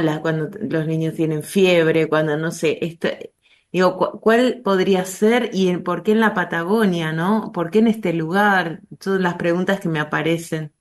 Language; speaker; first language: Spanish; native; Spanish